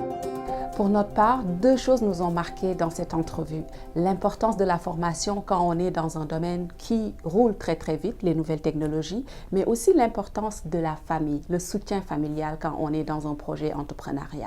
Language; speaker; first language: French; native; French